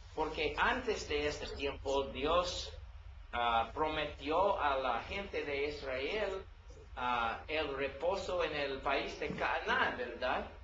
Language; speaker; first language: Spanish; non-native, learner; English